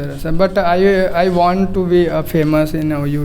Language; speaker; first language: English; non-native, learner; Hindi